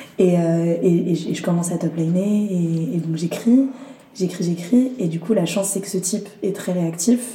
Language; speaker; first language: French; early bilingual, other home language; Arabic